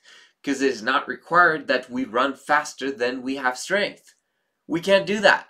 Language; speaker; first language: English; native; English